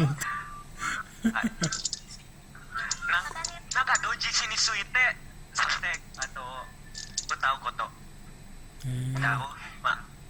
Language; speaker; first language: Japanese; non-native, fluent; Indonesian